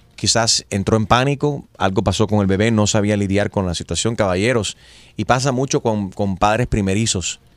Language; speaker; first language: Spanish; early bilingual, heritage; Spanish